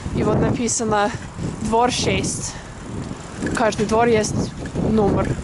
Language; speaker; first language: Russian; non-native, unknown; English